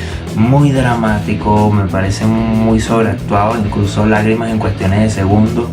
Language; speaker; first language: Spanish; native; Spanish